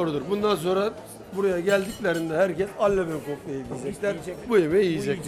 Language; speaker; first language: Turkish; native; Turkish